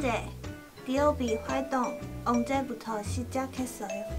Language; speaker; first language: Korean; non-native, learner; Chinese